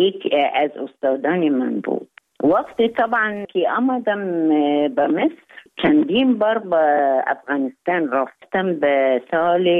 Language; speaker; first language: Persian; non-native, fluent; Arabic